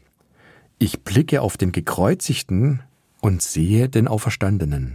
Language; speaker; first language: German; native; German